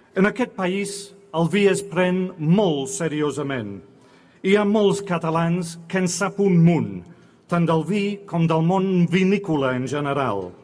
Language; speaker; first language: Catalan; non-native, fluent; English